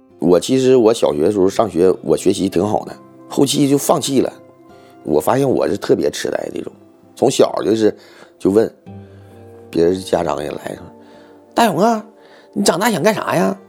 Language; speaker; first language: Chinese; native; Chinese